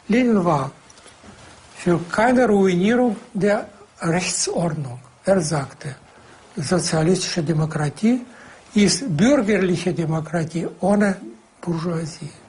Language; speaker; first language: German; non-native, fluent; Russian